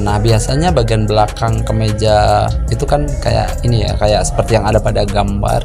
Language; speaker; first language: Indonesian; native; Indonesian